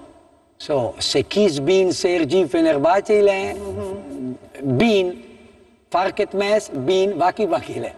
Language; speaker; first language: Turkish; non-native, learner; Italian